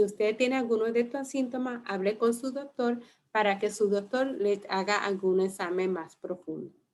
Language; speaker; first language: Spanish; early bilingual, heritage; Spanish